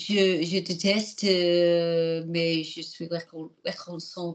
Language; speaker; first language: French; non-native, learner; English